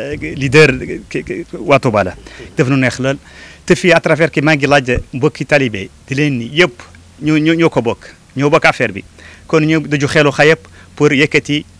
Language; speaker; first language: Wolof; non-native, fluent; Arabic